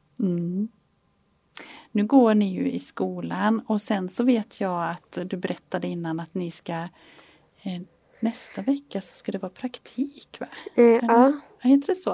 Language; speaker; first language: Swedish; native; Swedish